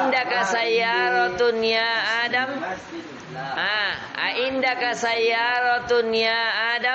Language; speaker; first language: Arabic; non-native, fluent; Indonesian